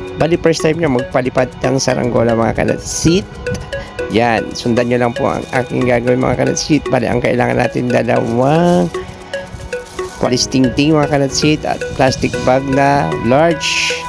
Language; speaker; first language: Filipino; non-native, local second language; Pangasinan